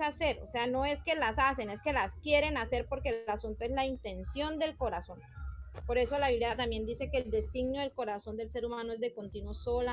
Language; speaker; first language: Spanish; native; Spanish